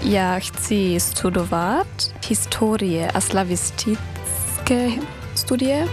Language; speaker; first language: Czech; non-native, learner; German